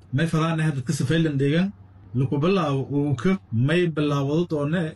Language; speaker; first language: Somali; non-native, local second language; Maay